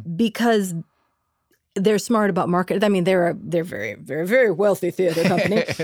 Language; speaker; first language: English; early bilingual, other home language; Spanish